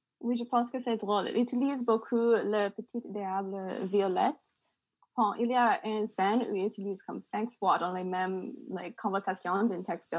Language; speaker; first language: French; non-native, learner; English